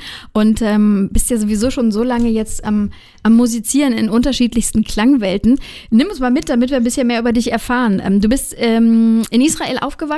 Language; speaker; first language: German; native; German